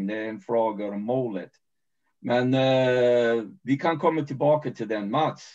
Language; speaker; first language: Swedish; non-native, fluent; English